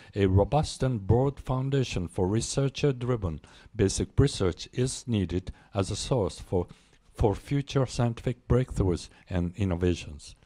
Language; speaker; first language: English; non-native, fluent; Japanese